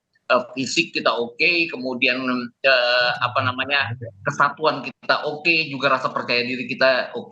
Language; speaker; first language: Indonesian; native; Indonesian